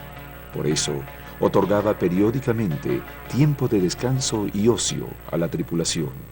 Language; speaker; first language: Spanish; native; Spanish